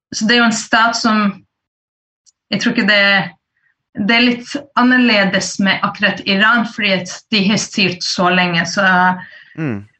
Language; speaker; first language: Norwegian; early bilingual, other home language; Persian